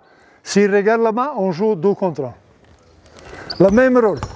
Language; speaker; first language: French; non-native, learner; Serbian